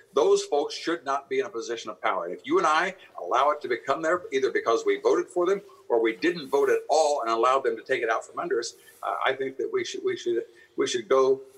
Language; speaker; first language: English; native; English